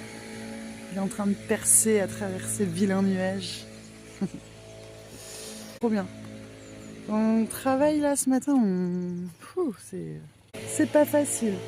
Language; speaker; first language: French; native; French